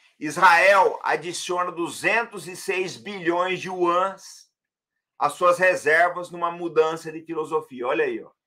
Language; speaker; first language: Portuguese; native; Portuguese